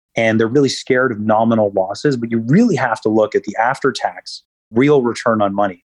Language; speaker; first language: English; native; English